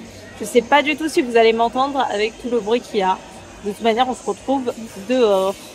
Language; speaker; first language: French; native; French